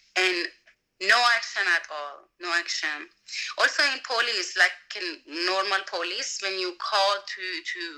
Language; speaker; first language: English; non-native, learner; Persian